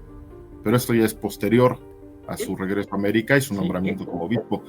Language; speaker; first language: Spanish; native; Spanish